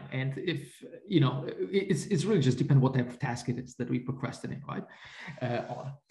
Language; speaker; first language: English; non-native, fluent; Slovak